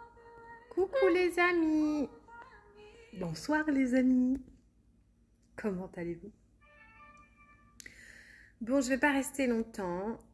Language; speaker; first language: French; native; French